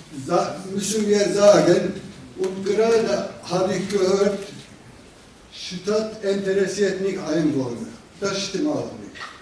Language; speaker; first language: German; non-native, learner; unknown